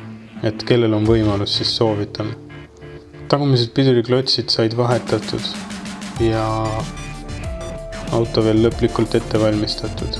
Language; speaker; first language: Estonian; native; Estonian